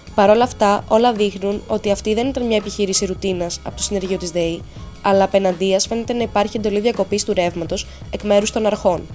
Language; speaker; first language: Greek; native; Greek